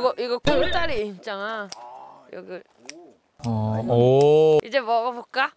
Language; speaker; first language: Korean; native; Korean